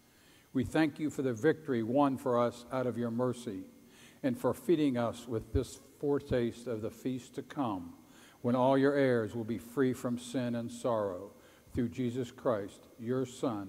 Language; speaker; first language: English; native; English